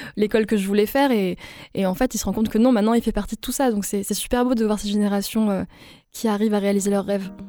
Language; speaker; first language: French; non-native, local second language; Arabic